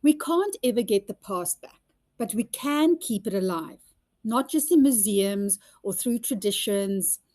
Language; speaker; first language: English; non-native, local second language; Afrikaans